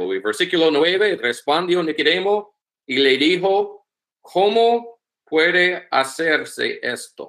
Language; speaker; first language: Spanish; non-native, learner; English